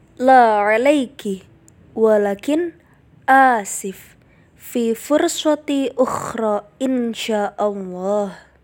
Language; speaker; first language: Arabic; non-native, learner; Indonesian